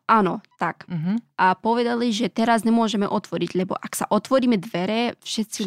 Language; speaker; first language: Slovak; non-native, learner; Pashto